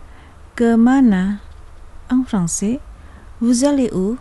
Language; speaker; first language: French; non-native, fluent; Indonesian